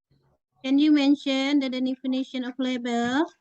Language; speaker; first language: English; non-native, fluent; Indonesian